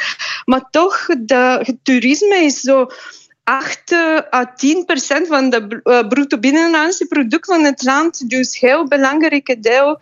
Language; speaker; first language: Dutch; non-native, fluent; Bulgarian